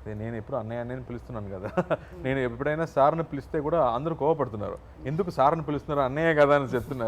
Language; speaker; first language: Telugu; non-native, fluent; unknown